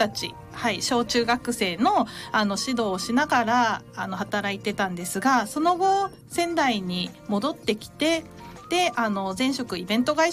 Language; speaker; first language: Japanese; native; Japanese